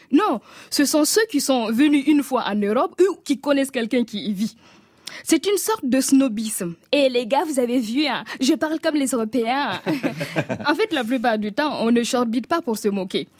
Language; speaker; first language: French; non-native, local second language; Mossi